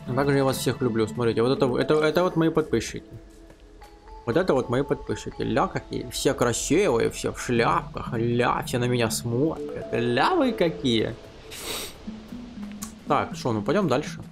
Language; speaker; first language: Russian; native; Russian